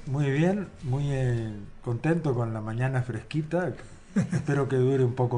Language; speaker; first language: Spanish; native; Spanish